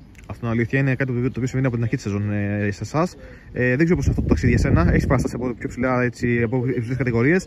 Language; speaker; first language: Greek; native; Greek